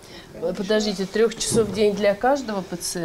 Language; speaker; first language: Russian; native; Russian